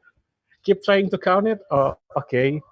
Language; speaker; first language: English; non-native, learner; Indonesian